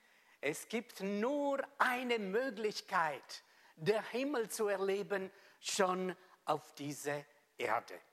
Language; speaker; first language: German; non-native, fluent; Italian